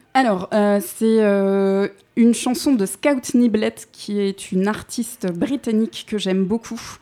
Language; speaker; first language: French; native; French